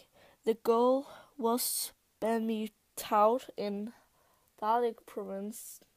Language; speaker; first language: English; non-native, learner; Danish